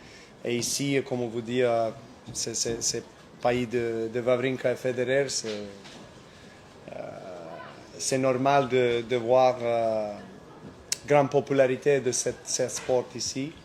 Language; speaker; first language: French; non-native, learner; Serbian